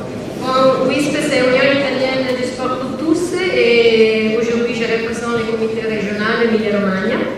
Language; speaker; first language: French; non-native, learner; Italian